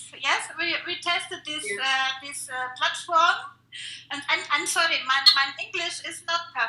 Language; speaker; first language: English; non-native, learner; Russian